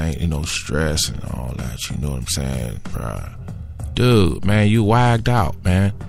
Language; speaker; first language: English; native; English